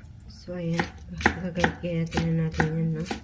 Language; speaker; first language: Filipino; native; Filipino